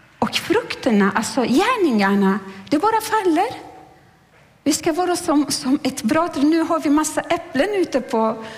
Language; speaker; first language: Swedish; non-native, fluent; Turkish